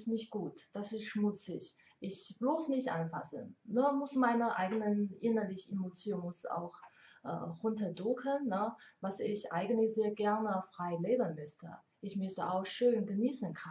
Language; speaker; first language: German; non-native, learner; Chinese